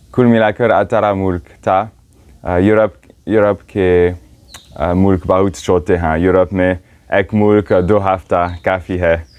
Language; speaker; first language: Hindi; non-native, learner; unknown